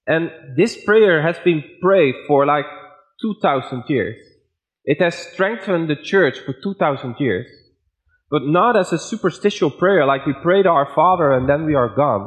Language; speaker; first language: English; non-native, fluent; Dutch